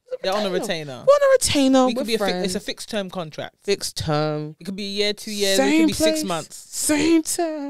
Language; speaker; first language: English; native; English